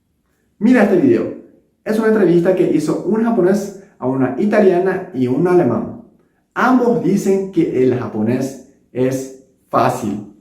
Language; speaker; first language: Spanish; non-native, local second language; Japanese